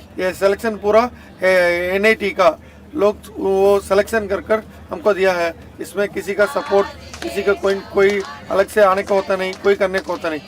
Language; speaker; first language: Hindi; non-native, local second language; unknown